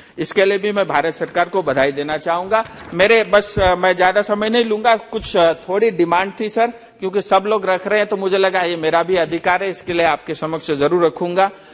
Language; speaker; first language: Hindi; non-native, local second language; Nepali